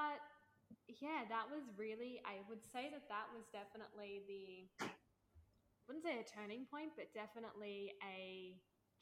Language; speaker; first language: English; native; English